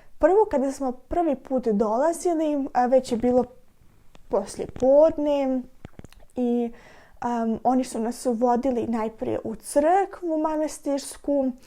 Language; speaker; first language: Bosnian; early bilingual, heritage; Serbian